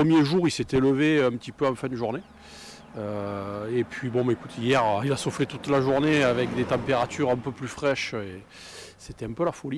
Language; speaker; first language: French; native; French